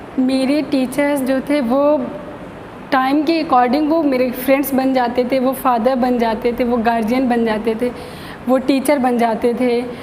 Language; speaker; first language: Hindi; native; Hindi